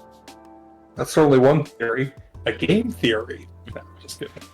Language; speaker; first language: English; native; English